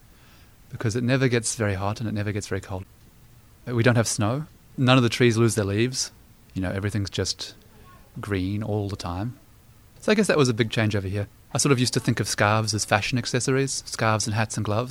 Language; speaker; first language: English; native; English